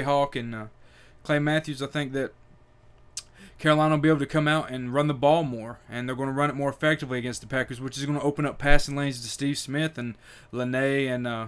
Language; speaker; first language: English; native; English